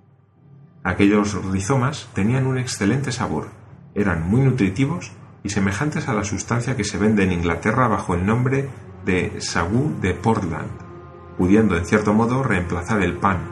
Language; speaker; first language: Spanish; native; Spanish